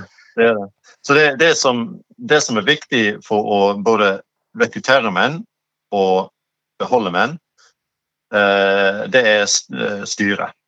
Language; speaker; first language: Norwegian; non-native, fluent; English